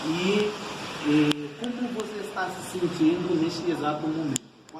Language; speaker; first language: Portuguese; non-native, fluent; Haitian Creole